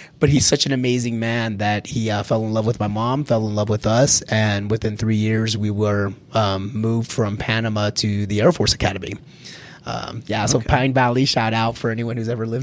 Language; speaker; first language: English; early bilingual, other home language; Spanish